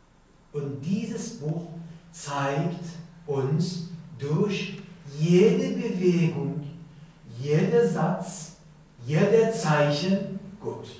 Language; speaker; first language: German; non-native, learner; Persian